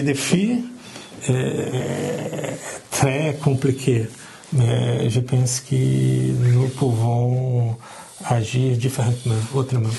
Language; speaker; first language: French; non-native, learner; Portuguese